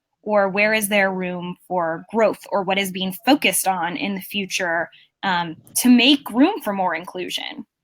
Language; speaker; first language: English; native; English